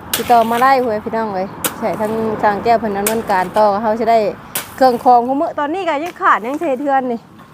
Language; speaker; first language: Thai; native; Thai